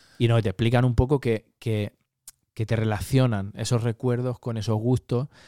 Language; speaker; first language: Spanish; native; Spanish